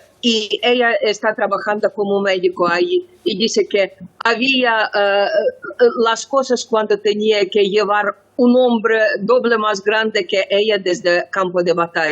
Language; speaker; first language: Spanish; non-native, learner; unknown